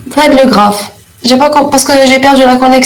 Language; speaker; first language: French; non-native, local second language; Arabic